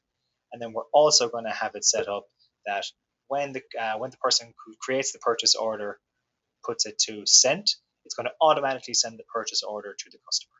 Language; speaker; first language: English; native; English